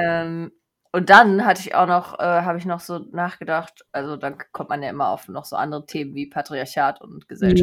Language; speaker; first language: German; native; German